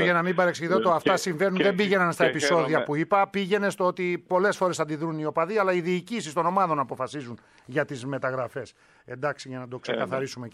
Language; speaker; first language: Greek; native; Greek